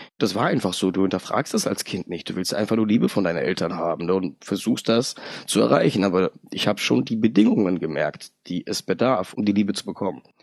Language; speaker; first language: German; early bilingual, other home language; Polish